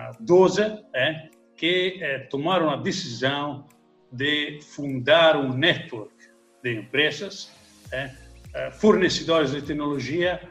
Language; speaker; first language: Portuguese; non-native, learner; Italian